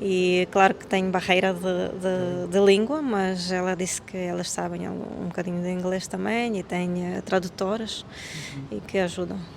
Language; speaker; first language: Portuguese; non-native, fluent; Ukrainian